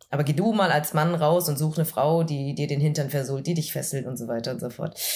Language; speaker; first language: German; early bilingual, other home language; Vietnamese